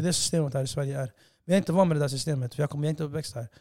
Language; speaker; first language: Swedish; non-native, fluent; Somali